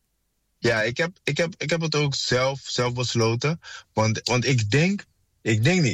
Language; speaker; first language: Dutch; non-native, fluent; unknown